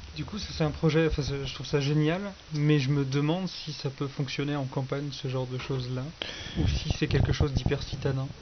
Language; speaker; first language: French; native; French